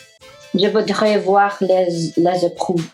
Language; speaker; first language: French; non-native, learner; English